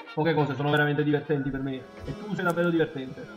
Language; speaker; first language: Italian; native; Italian